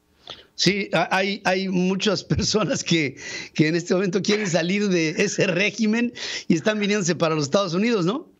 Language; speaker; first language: Spanish; native; Spanish